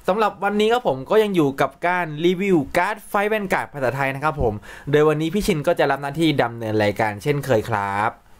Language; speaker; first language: Thai; native; Thai